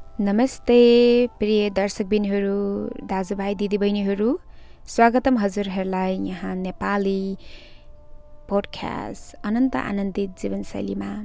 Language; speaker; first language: Nepali; early bilingual, heritage; Nepali